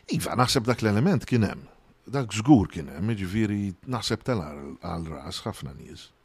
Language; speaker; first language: Maltese; native; Maltese